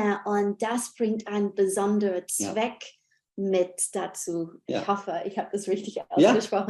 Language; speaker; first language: German; non-native, fluent; English